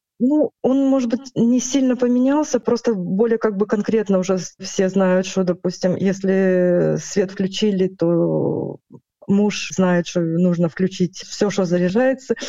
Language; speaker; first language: Russian; non-native, local second language; Ukrainian